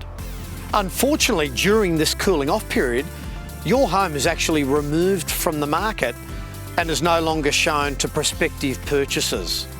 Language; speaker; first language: English; native; English